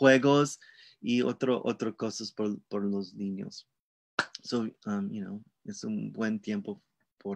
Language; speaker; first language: Spanish; non-native, learner; English